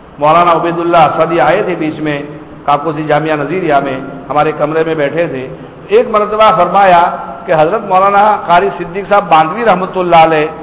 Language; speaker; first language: Urdu; non-native, local second language; Gujarati